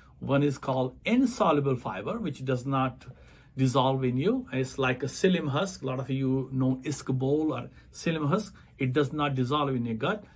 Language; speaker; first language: English; non-native, local second language; Punjabi